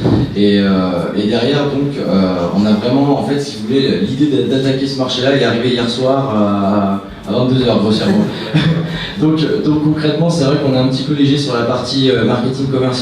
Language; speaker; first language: French; native; French